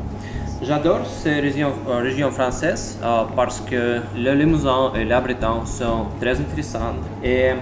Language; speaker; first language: French; non-native, learner; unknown